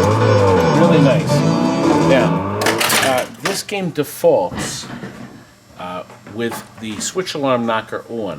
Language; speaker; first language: English; native; English